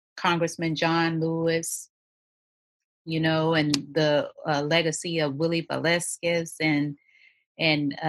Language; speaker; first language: English; native; English